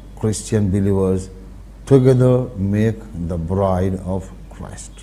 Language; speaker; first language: English; non-native, local second language; Telugu